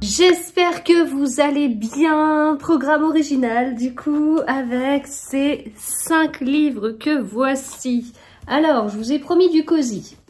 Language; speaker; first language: French; native; French